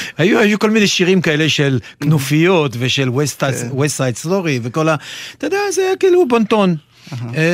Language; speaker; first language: Hebrew; non-native, fluent; French